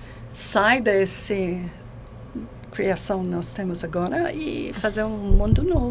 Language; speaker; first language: Portuguese; non-native, learner; English